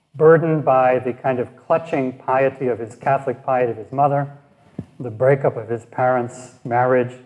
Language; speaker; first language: English; native; English